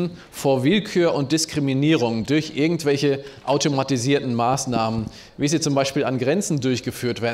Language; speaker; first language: German; native; German